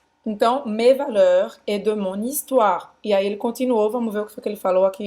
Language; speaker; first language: Portuguese; native; Portuguese